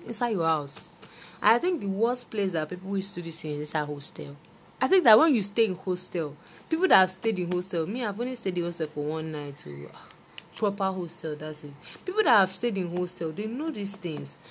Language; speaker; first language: English; non-native, local second language; Yoruba